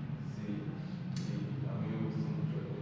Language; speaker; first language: Spanish; non-native, learner; English